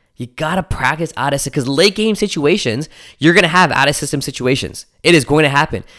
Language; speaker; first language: English; native; English